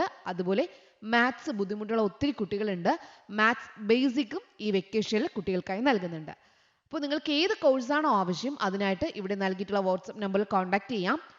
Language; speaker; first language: Malayalam; native; Malayalam